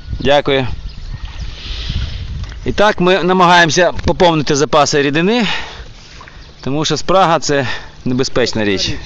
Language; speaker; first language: Ukrainian; native; Ukrainian